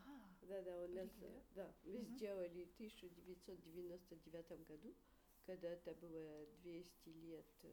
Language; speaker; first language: Russian; early bilingual, heritage; Russian